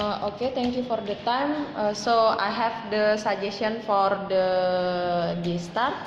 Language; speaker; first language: English; non-native, learner; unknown